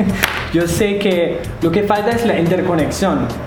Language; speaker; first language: Spanish; non-native, fluent; German